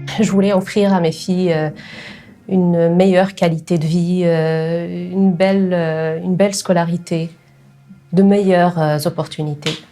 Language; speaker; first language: French; non-native, local second language; Arabic